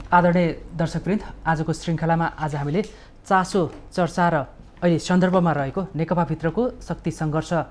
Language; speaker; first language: Nepali; native; Nepali